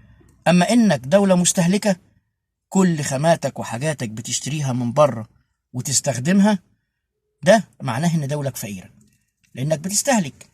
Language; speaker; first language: Arabic; native; Arabic